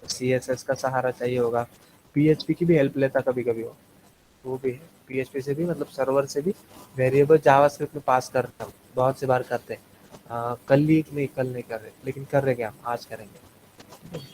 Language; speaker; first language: Hindi; non-native, local second language; Marathi